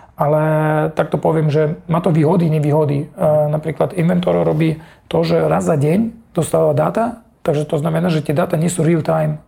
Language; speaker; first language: Slovak; non-native, fluent; Russian